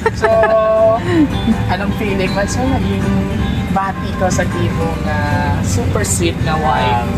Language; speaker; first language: Filipino; non-native, local second language; Hiligaynon